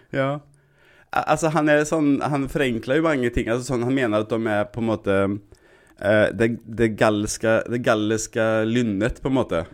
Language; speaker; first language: Norwegian; native; Norwegian